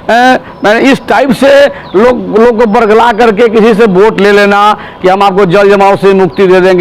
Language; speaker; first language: Hindi; native; Hindi